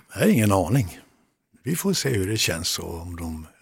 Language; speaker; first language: Swedish; native; Swedish